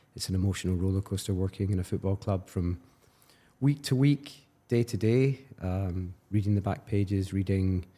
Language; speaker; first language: English; native; English